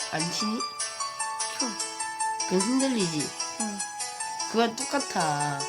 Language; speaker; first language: Korean; native; Korean